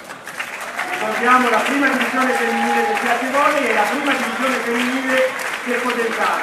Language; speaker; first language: Italian; native; Italian